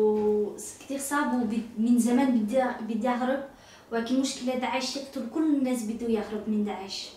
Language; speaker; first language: Arabic; non-native, learner; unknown